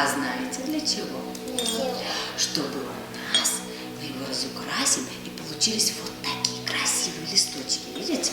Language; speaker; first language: Russian; native; Russian